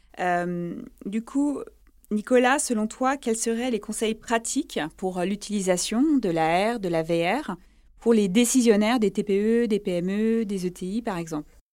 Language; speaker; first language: French; native; French